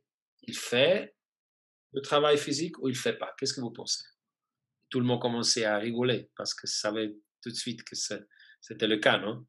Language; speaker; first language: French; non-native, fluent; German